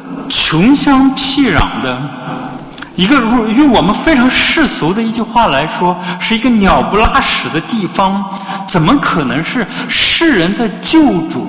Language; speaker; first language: Chinese; native; Chinese